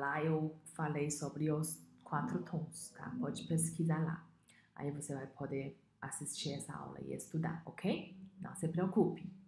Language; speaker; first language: Portuguese; non-native, fluent; Chinese